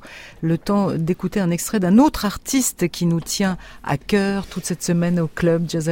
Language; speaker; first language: French; native; French